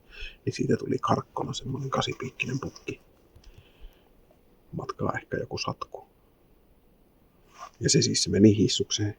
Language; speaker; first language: Finnish; native; Finnish